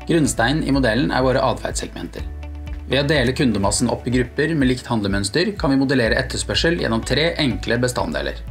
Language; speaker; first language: Norwegian; native; Norwegian